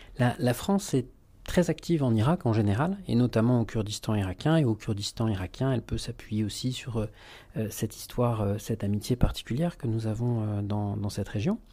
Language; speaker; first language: French; native; French